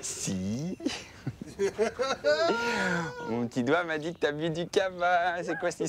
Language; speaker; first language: French; native; French